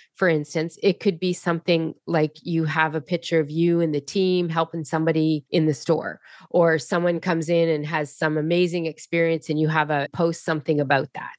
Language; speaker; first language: English; native; English